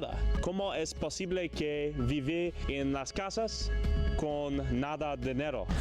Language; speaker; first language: Spanish; non-native, learner; English